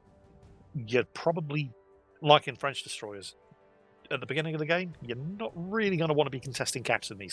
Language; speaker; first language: English; native; English